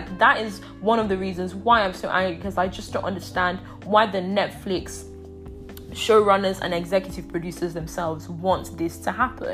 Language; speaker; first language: English; non-native, local second language; Yoruba